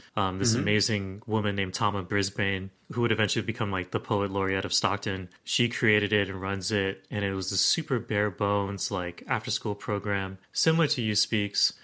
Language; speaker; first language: English; native; English